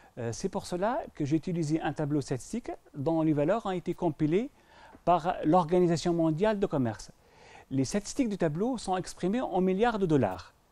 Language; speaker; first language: French; non-native, local second language; Arabic